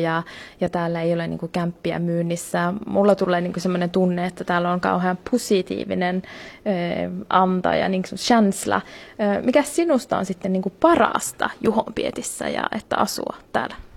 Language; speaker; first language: Finnish; early bilingual, heritage; Finnish